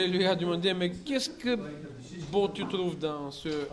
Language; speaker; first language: French; non-native, fluent; Bulgarian